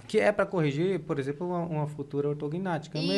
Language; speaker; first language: Portuguese; native; Portuguese